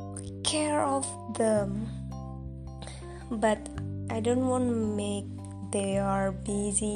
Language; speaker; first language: English; non-native, local second language; Indonesian